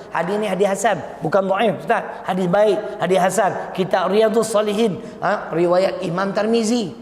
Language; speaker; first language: Malay; native; Malay